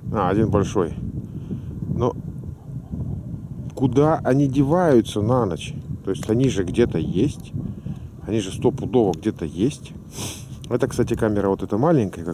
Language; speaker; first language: Russian; native; Russian